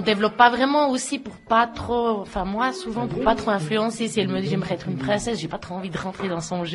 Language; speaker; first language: French; native; French